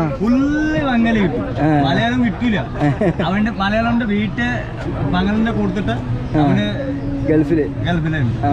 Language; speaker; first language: Malayalam; non-native, learner; Bangla